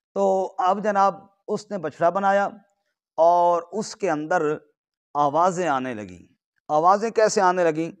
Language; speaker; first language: Urdu; non-native, local second language; Punjabi